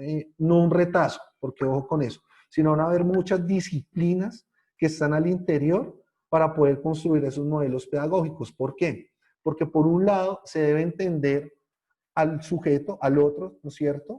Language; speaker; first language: Spanish; native; Spanish